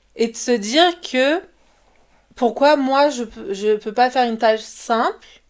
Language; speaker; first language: French; early bilingual, other home language; Portuguese